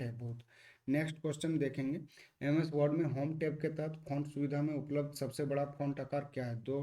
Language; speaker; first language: Hindi; native; Hindi